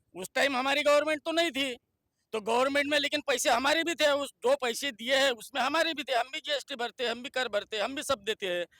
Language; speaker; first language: Hindi; non-native, local second language; Marathi